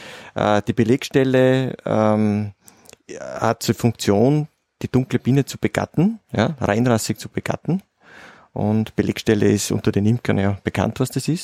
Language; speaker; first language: German; native; German